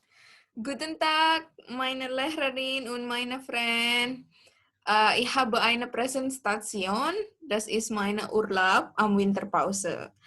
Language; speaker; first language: German; non-native, learner; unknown